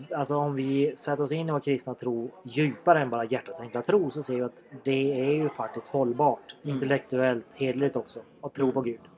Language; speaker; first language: Swedish; native; Swedish